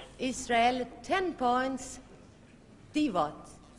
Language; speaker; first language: English; non-native, fluent; Swedish